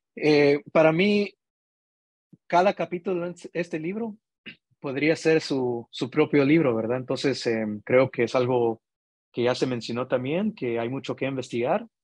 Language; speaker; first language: Spanish; early bilingual, heritage; Spanish